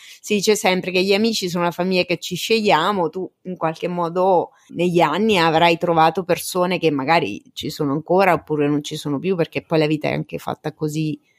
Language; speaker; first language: Italian; native; Italian